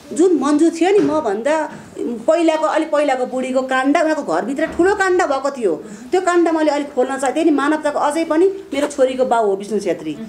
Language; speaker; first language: Nepali; native; Nepali